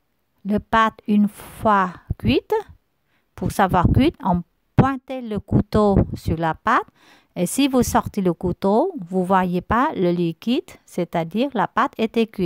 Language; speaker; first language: French; non-native, learner; Vietnamese